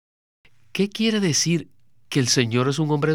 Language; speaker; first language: Spanish; native; Spanish